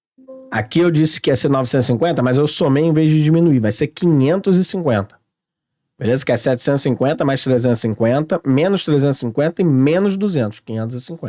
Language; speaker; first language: Portuguese; native; Portuguese